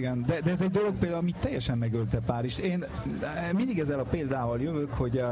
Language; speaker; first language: Hungarian; early bilingual, heritage; French